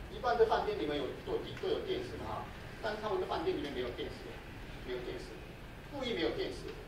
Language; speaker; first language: Chinese; non-native, fluent; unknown